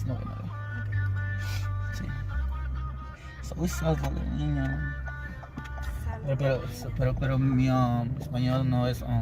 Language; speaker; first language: Spanish; early bilingual, heritage; English